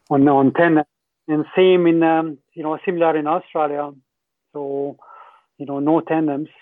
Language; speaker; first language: English; non-native, fluent; Hungarian